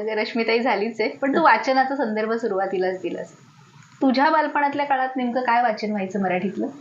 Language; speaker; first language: Marathi; native; Marathi